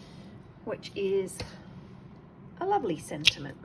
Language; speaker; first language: English; native; English